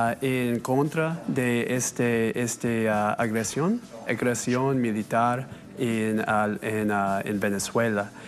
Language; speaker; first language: Spanish; non-native, fluent; English